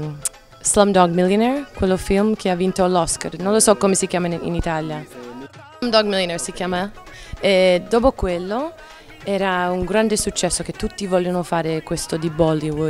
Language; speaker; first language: Italian; non-native, learner; English